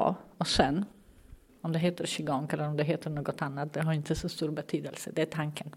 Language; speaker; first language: Swedish; non-native, fluent; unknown